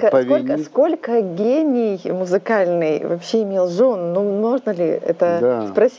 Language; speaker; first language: Russian; native; Russian